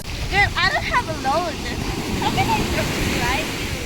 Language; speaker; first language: English; non-native, fluent; Korean